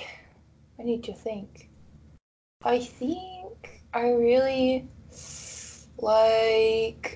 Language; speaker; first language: English; non-native, fluent; Russian